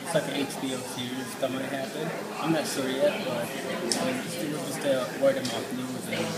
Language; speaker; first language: English; early bilingual, other home language; Somali